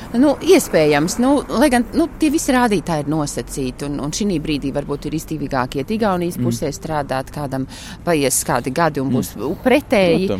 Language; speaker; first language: Latvian; native; Latvian